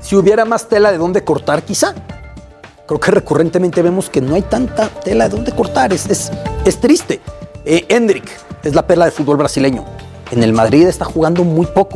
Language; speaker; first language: Spanish; native; Spanish